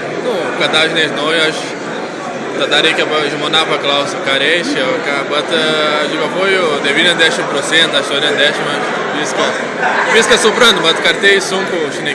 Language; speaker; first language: Lithuanian; non-native, learner; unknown